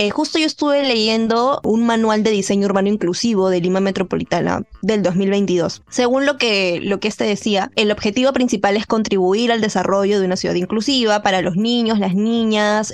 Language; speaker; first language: Spanish; native; Spanish